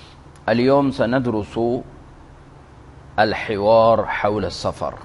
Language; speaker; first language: Arabic; non-native, fluent; Urdu